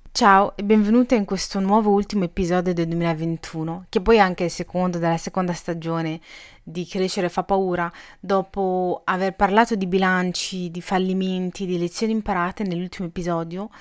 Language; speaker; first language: Italian; native; Italian